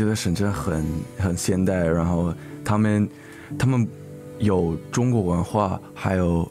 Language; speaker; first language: Chinese; early bilingual, heritage; English